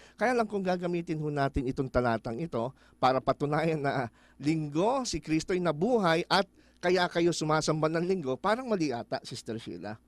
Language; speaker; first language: Filipino; native; Filipino